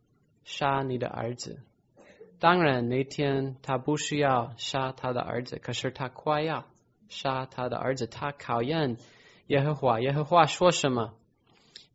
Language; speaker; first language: Chinese; non-native, fluent; English